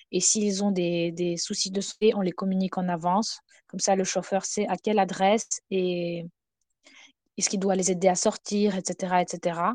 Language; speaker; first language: French; non-native, fluent; Ukrainian